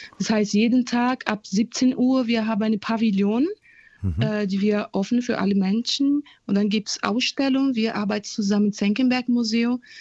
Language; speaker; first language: German; non-native, fluent; Portuguese